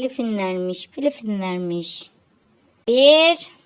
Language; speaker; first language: Turkish; native; Turkish